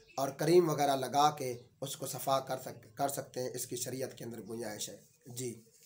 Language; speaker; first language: Urdu; non-native, local second language; Saraiki